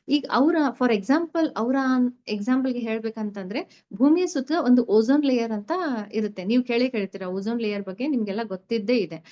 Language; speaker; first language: Kannada; native; Kannada